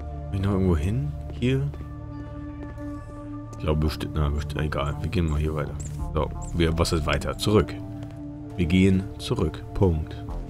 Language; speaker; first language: German; native; German